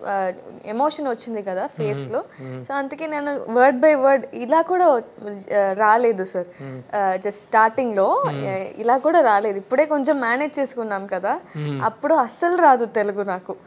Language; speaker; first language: Telugu; non-native, learner; Tamil